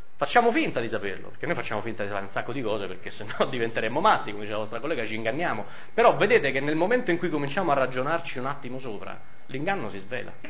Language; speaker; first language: Italian; native; Italian